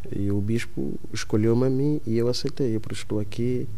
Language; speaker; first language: Portuguese; non-native, local second language; Kongo